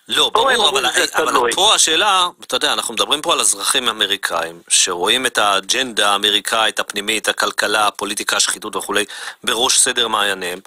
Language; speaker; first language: Hebrew; native; Hebrew